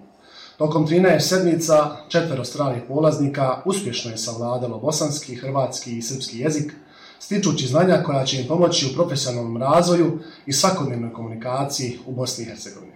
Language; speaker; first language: Serbian; native; Serbian